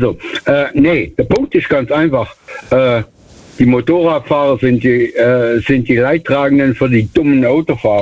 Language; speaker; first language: German; native; German